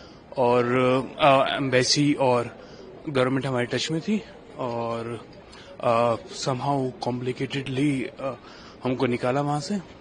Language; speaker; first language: Hindi; native; Hindi